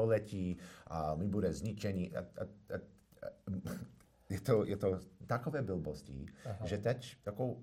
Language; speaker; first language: Czech; non-native, fluent; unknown